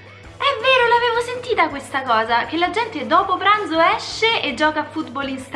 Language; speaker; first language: Italian; native; Italian